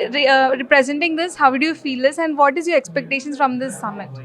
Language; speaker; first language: English; non-native, local second language; Telugu